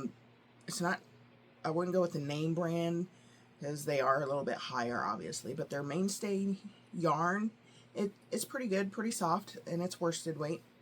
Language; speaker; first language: English; native; English